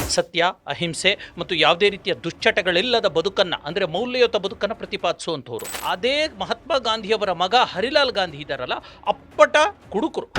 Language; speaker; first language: Kannada; non-native, local second language; Urdu